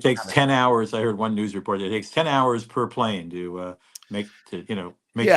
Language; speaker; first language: English; native; English